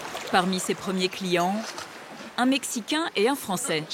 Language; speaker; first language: French; native; French